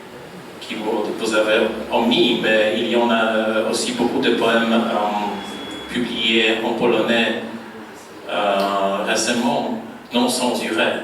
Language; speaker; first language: French; non-native, fluent; Polish